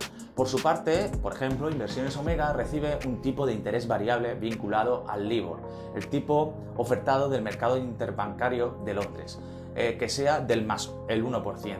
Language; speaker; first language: Spanish; native; Spanish